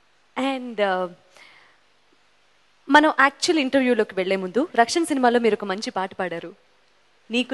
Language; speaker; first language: Telugu; native; Telugu